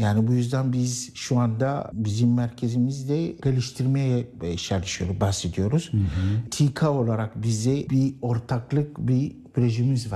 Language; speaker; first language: Turkish; non-native, learner; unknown